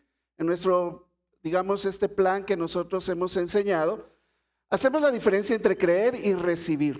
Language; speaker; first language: Spanish; native; Spanish